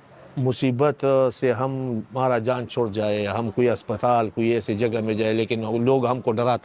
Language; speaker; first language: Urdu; non-native, fluent; Pashto